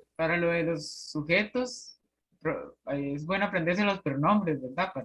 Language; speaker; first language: Spanish; native; Spanish